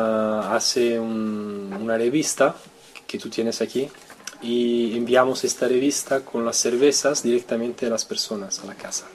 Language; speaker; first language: Spanish; non-native, fluent; French